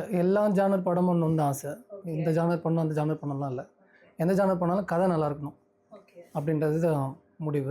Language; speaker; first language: Tamil; native; Tamil